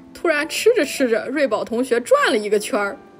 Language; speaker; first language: Chinese; native; Chinese